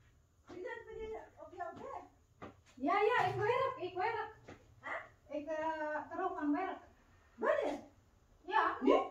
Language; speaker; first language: Dutch; non-native, learner; Indonesian